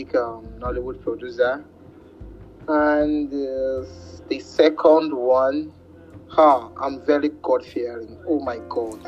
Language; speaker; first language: English; non-native, local second language; Igbo